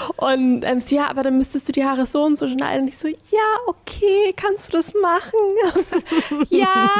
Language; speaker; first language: German; native; German